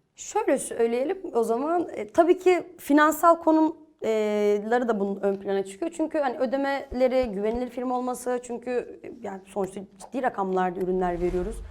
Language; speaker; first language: Turkish; native; Turkish